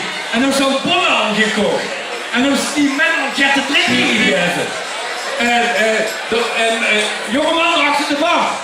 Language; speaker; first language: Dutch; native; Dutch